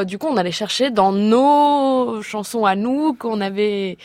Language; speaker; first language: French; early bilingual, other home language; Portuguese